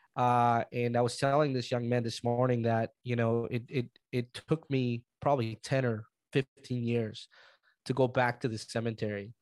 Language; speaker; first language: English; early bilingual, other home language; Spanish